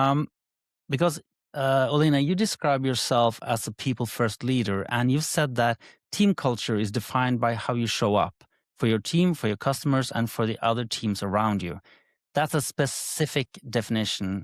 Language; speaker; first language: English; non-native, fluent; Norwegian